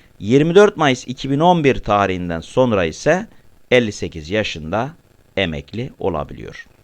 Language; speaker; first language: Turkish; native; Turkish